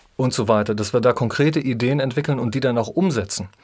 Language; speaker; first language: German; native; German